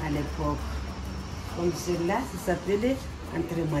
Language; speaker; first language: French; non-native, local second language; Comorian